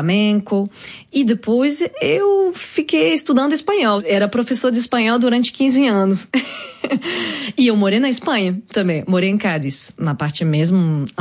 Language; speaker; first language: Portuguese; non-native, fluent; French